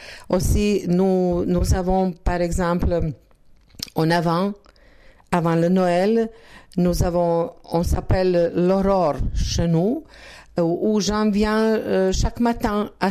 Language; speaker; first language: French; non-native, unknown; Croatian